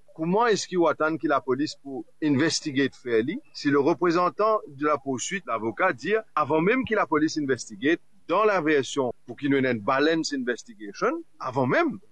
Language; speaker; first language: French; non-native, local second language; Morisyen